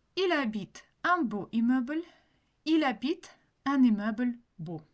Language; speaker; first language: French; non-native, fluent; Ukrainian